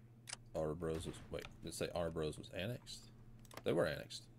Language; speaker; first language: English; native; English